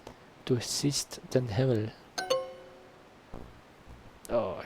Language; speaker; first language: German; non-native, learner; Spanish